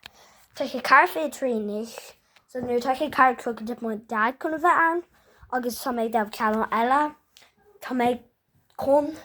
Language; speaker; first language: Irish; non-native, local second language; English